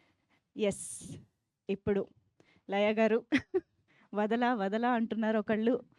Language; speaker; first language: Telugu; native; Telugu